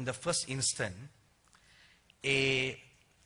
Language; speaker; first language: English; non-native, local second language; Tamil